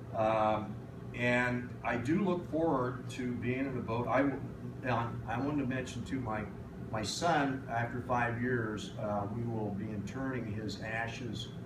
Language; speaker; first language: English; native; English